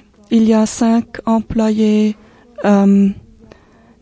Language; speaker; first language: French; non-native, local second language; German